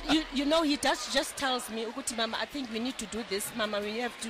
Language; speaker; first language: English; non-native, local second language; Xhosa